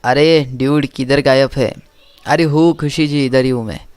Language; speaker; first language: Hindi; non-native, local second language; Marathi